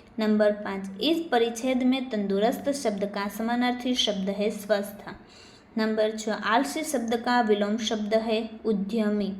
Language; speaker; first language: Hindi; non-native, local second language; Gujarati